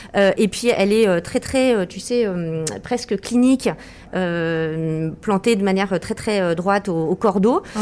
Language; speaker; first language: French; native; French